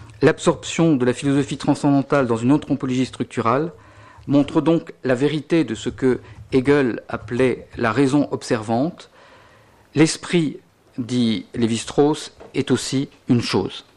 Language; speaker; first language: French; native; French